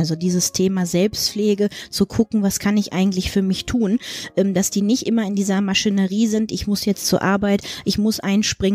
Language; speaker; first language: German; native; German